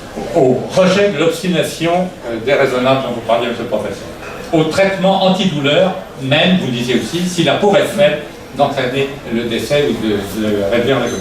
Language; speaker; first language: French; native; French